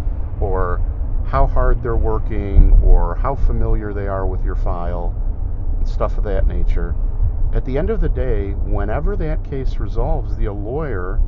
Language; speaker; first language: English; native; English